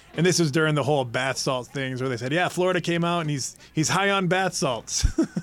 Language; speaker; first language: English; native; English